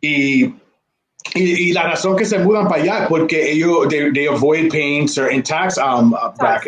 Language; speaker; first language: Spanish; early bilingual, heritage; Spanish